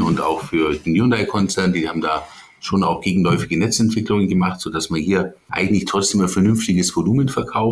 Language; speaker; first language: German; native; German